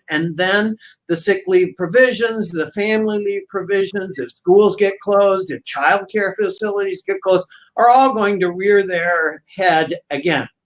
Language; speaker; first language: English; native; English